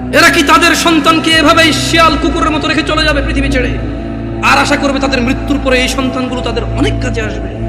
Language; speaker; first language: Bangla; early bilingual, heritage; Bangla